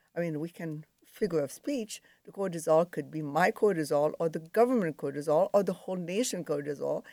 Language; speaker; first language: English; non-native, fluent; Arabic